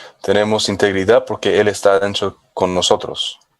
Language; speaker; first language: Spanish; non-native, fluent; English